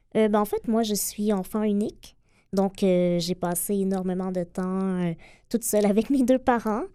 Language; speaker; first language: French; native; French